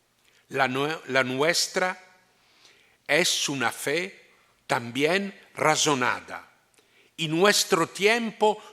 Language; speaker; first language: Spanish; non-native, fluent; Italian